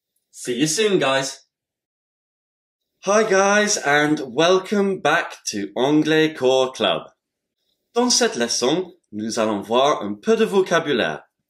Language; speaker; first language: French; non-native, fluent; English